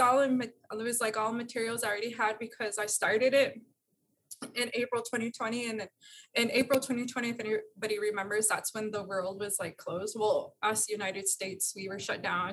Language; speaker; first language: English; native; English